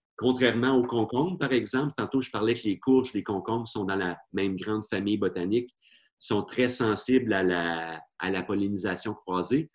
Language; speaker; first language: French; native; French